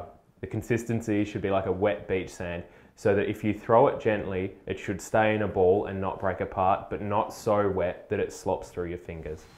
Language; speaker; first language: English; native; English